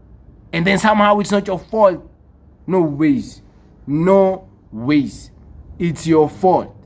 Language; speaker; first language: English; non-native, local second language; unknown